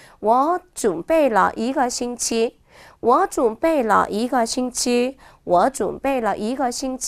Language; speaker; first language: Chinese; non-native, fluent; Korean